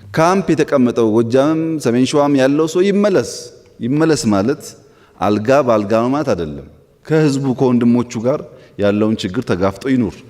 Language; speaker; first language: Amharic; non-native, local second language; Oromo